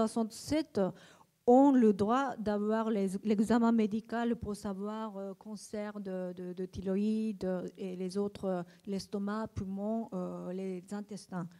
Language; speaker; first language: French; non-native, learner; Japanese